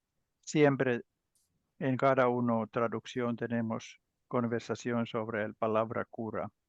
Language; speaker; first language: Spanish; non-native, learner; Finnish